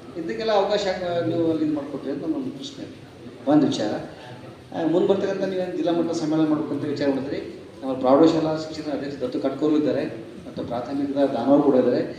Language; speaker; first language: Kannada; native; Kannada